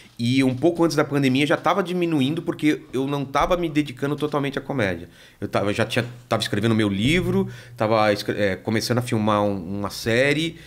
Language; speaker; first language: Portuguese; native; Portuguese